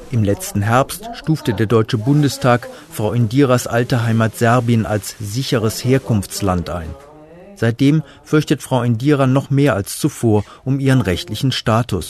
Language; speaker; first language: German; native; German